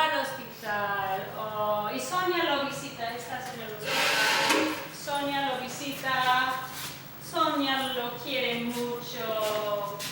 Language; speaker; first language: Spanish; non-native, fluent; English